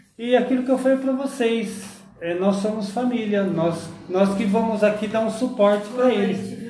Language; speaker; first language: Portuguese; native; Portuguese